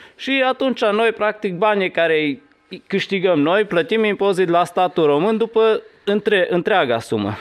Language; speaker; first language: Romanian; non-native, local second language; Hungarian